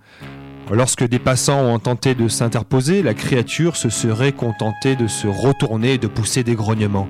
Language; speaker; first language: French; native; French